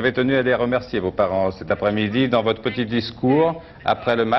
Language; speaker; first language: French; native; French